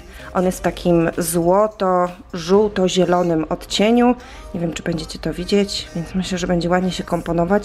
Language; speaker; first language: Polish; native; Polish